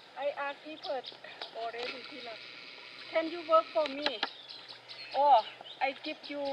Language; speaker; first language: English; non-native, learner; Thai